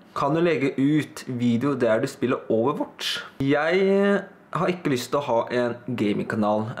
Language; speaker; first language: Norwegian; early bilingual, other home language; Thai